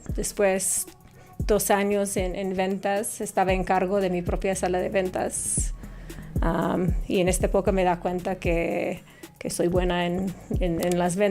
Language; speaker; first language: Spanish; non-native, fluent; English